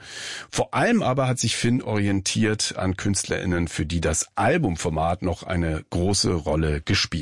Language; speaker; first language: German; native; German